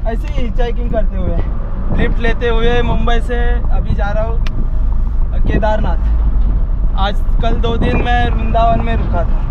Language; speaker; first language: Hindi; non-native, local second language; Marathi